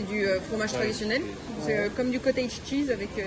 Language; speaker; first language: French; native; French